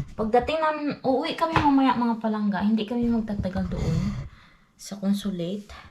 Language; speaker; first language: Filipino; non-native, local second language; Cebuano